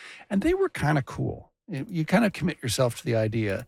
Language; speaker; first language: English; native; English